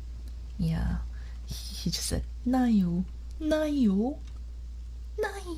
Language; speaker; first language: Japanese; non-native, learner; English